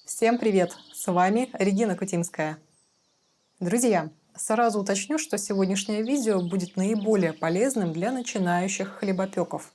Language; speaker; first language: Russian; native; Russian